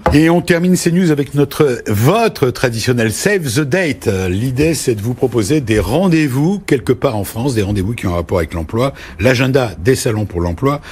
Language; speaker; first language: French; native; French